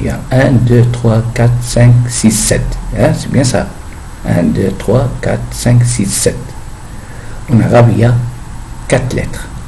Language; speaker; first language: French; non-native, fluent; Arabic